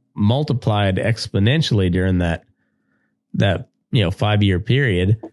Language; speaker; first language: English; native; English